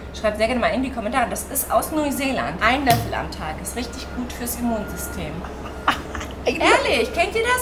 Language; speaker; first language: German; native; German